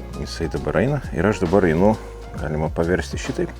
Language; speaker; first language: Lithuanian; native; Lithuanian